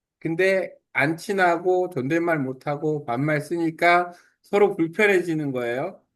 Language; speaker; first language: Korean; native; Korean